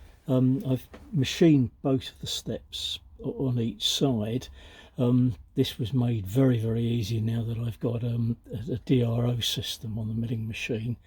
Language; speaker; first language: English; native; English